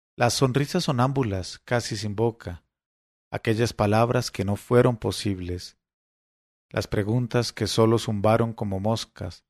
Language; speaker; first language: Spanish; native; Spanish